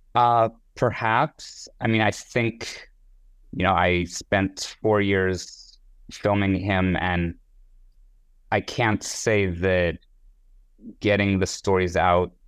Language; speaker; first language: English; non-native, fluent; Hebrew